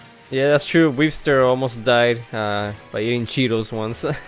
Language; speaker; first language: English; early bilingual, other home language; Spanish